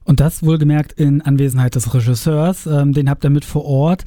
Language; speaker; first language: German; native; German